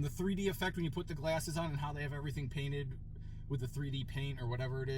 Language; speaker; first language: English; native; English